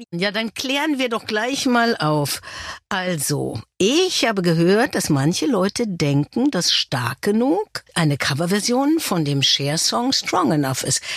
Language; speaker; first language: German; native; German